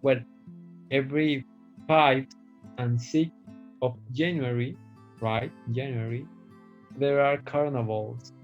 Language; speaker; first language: English; non-native, fluent; Spanish